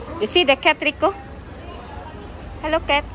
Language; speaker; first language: English; non-native, learner; Filipino